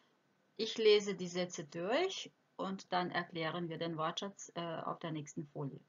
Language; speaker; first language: German; non-native, fluent; Croatian